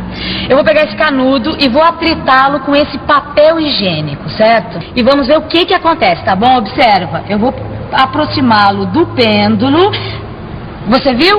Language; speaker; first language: Portuguese; native; Portuguese